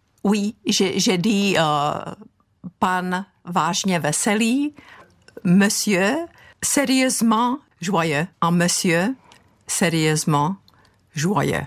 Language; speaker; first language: French; non-native, fluent; Czech